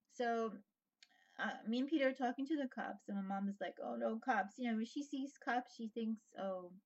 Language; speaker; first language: English; native; English